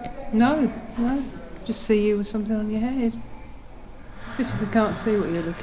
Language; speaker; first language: English; native; English